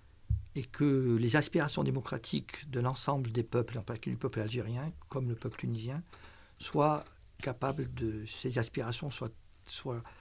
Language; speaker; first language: French; non-native, local second language; Arabic